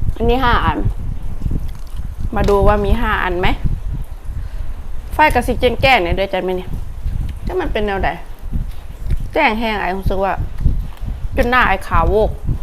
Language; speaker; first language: Thai; native; Thai